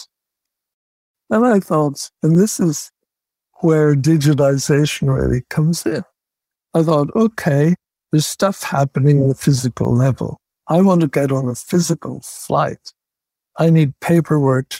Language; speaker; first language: English; native; English